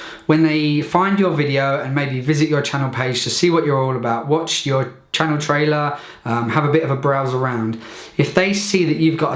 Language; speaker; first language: English; native; English